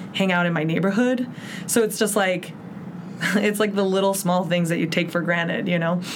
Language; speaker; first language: English; early bilingual, other home language; Spanish